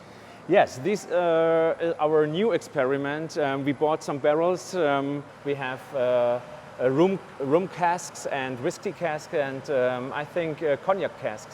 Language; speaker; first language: English; non-native, learner; German